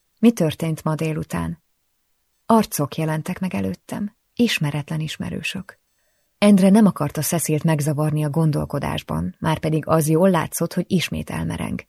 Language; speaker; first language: Hungarian; native; Hungarian